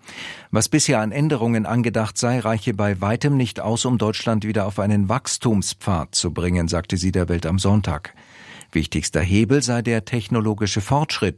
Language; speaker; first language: German; native; German